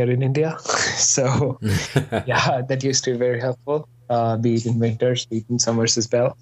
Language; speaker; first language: English; non-native, local second language; Hindi